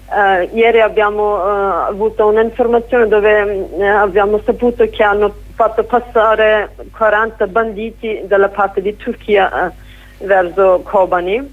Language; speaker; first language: Italian; non-native, fluent; Kurdish